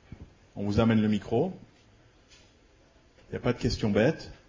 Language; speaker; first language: French; native; French